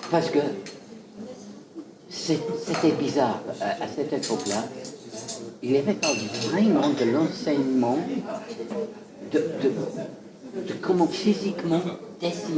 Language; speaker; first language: French; non-native, fluent; English